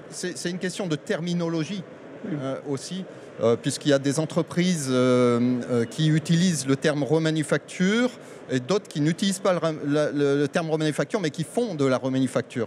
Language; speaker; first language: French; native; French